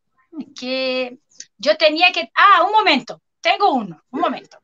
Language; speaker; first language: Spanish; non-native, learner; Portuguese